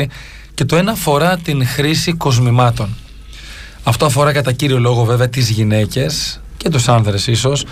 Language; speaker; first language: Greek; native; Greek